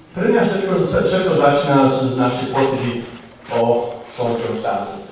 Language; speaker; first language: Slovak; non-native, fluent; English